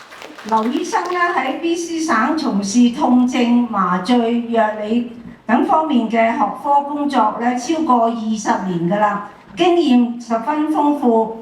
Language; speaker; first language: Cantonese; native; Cantonese